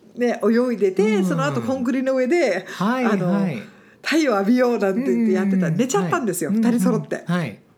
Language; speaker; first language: Japanese; non-native, fluent; English